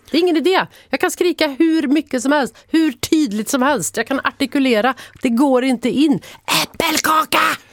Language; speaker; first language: Swedish; native; Swedish